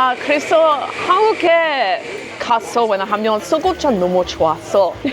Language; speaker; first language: Korean; non-native, learner; English